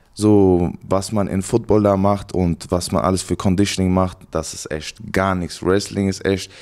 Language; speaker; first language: German; native; German